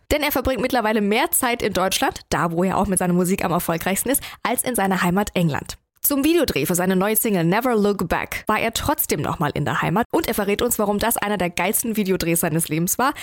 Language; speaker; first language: German; native; German